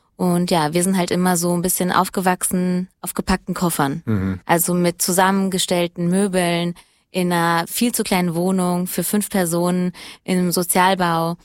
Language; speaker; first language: German; early bilingual, other home language; Italian